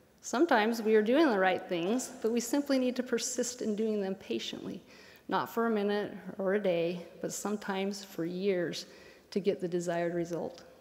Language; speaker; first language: English; native; English